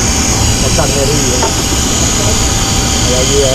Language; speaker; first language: Chinese; native; Chinese